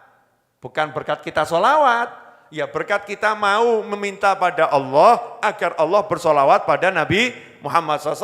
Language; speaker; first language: Indonesian; native; Indonesian